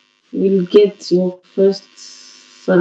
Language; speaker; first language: English; non-native, learner; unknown